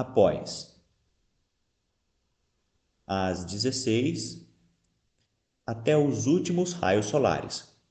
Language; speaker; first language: Portuguese; native; Portuguese